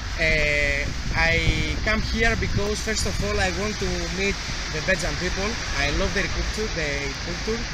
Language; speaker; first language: English; non-native, learner; Greek